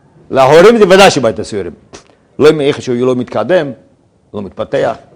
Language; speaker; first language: Hebrew; non-native, fluent; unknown